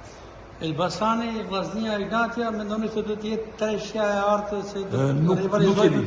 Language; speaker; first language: Albanian; native; Albanian